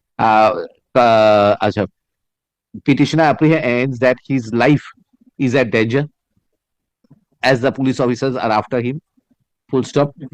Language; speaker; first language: English; non-native, local second language; Bangla